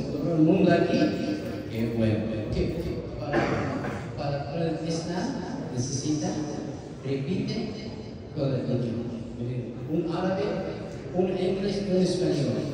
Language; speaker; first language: Spanish; non-native, learner; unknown